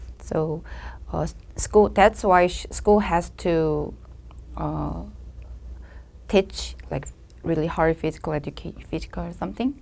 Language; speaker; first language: English; non-native, learner; Korean